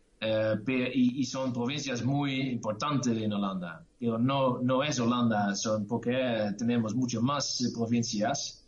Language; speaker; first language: Spanish; non-native, learner; Dutch